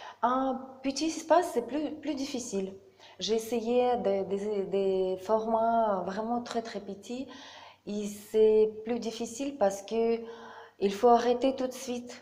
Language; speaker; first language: French; non-native, learner; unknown